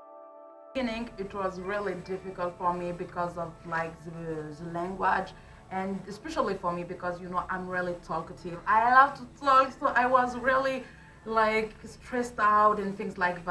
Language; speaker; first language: English; non-native, local second language; French